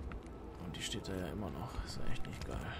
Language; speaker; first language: German; native; German